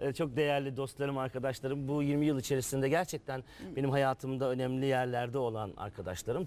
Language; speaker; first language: Turkish; native; Turkish